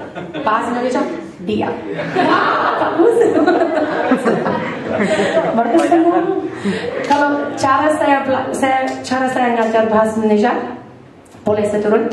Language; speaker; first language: Indonesian; non-native, fluent; English